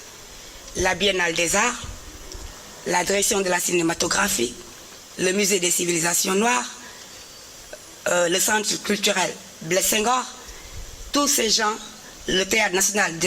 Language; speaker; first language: French; non-native, local second language; Wolof